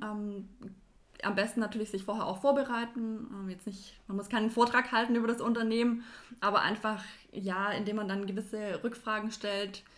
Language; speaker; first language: German; native; German